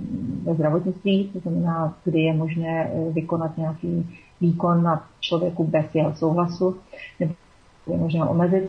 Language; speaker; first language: Czech; native; Czech